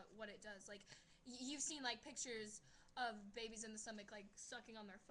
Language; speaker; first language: English; native; English